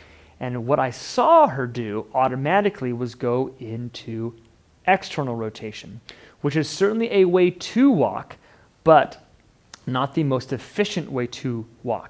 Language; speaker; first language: English; native; English